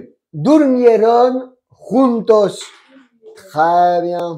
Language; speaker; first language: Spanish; non-native, fluent; French